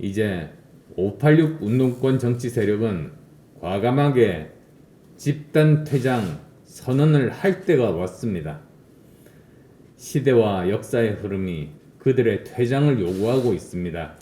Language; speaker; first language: Korean; native; Korean